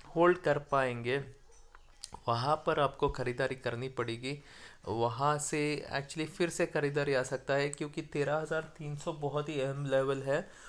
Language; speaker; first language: Hindi; non-native, local second language; Kannada